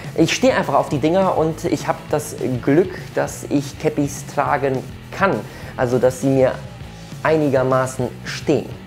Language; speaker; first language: German; early bilingual, other home language; Polish